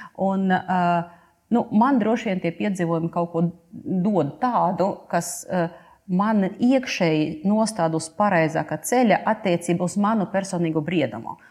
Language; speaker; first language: Latvian; non-native, local second language; Russian